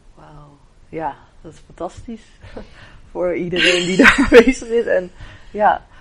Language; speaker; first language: Dutch; non-native, fluent; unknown